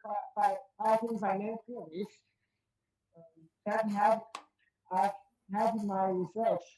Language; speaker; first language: English; non-native, learner; Chinese